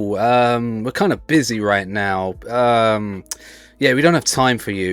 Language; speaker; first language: English; native; English